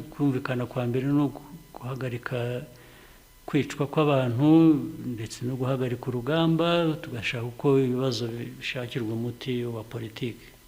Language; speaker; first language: Kinyarwanda; early bilingual, heritage; Kinyarwanda